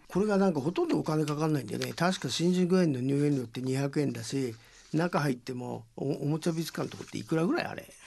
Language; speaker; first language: Japanese; native; Japanese